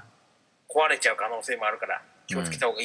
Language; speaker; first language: Japanese; native; Japanese